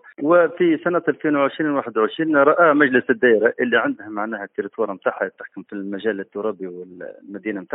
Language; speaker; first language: Arabic; native; Arabic